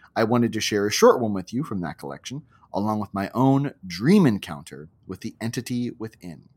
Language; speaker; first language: English; native; English